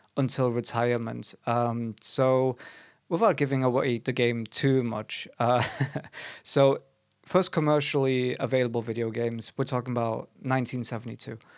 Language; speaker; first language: English; non-native, fluent; German